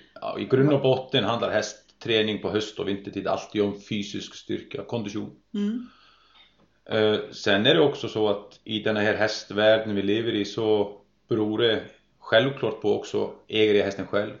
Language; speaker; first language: Swedish; non-native, fluent; Icelandic